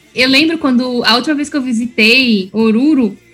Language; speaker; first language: Portuguese; early bilingual, heritage; Spanish